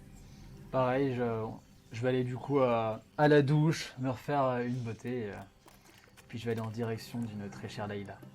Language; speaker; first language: French; native; French